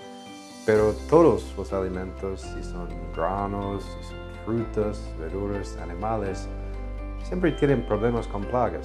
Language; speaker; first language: Spanish; non-native, fluent; English